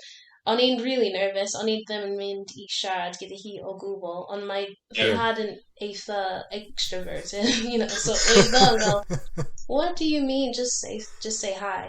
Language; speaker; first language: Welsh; non-native, learner; English